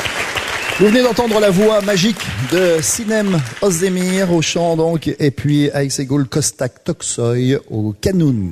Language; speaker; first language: French; native; French